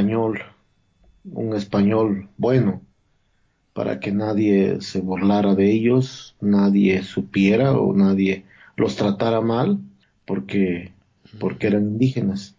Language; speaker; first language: Spanish; non-native, local second language; Zapotec